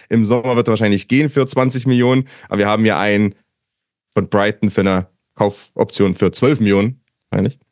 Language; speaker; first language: German; native; German